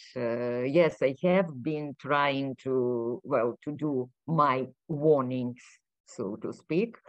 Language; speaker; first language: English; non-native, fluent; Ukrainian